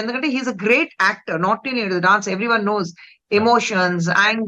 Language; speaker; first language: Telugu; non-native, fluent; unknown